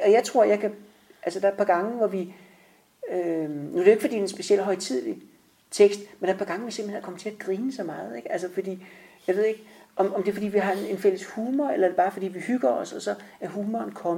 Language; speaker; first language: Danish; native; Danish